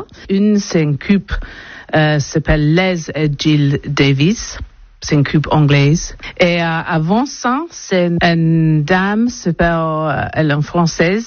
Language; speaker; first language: French; non-native, learner; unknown